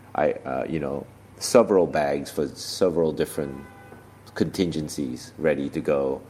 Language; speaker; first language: English; native; English